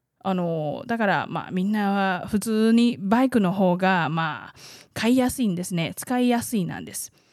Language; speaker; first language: Japanese; non-native, fluent; Chinese